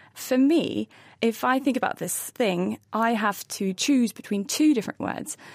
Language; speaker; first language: English; non-native, fluent; Norwegian